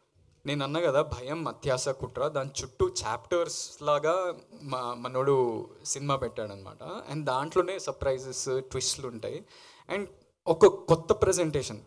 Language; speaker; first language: Telugu; native; Telugu